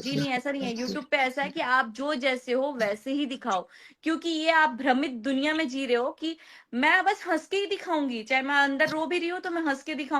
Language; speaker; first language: Hindi; native; Hindi